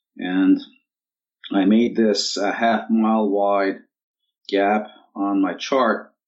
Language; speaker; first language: English; non-native, fluent; Turkish